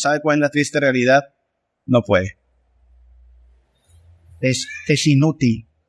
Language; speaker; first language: Spanish; native; Spanish